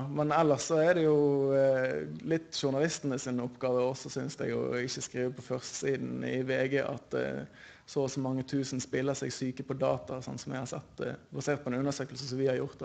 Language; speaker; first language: Norwegian; native; Norwegian